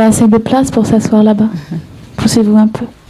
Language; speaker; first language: French; native; French